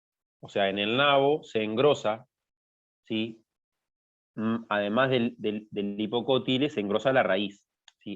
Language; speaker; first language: Spanish; native; Spanish